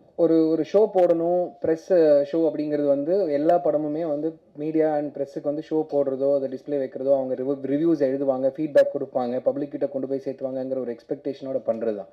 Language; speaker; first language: Tamil; native; Tamil